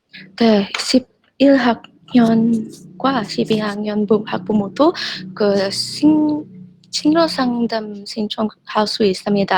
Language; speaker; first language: Korean; non-native, fluent; Indonesian